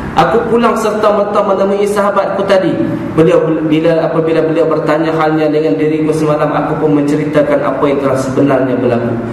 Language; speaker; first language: Malay; native; Malay